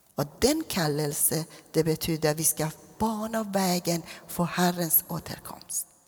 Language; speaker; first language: Swedish; non-native, fluent; Persian